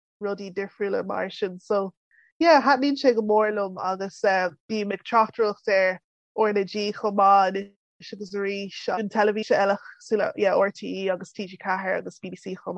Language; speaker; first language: Irish; early bilingual, other home language; English